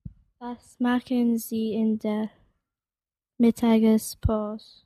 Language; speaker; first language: German; non-native, learner; English